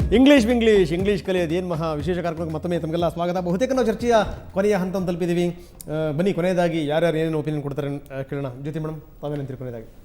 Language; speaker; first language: Kannada; native; Kannada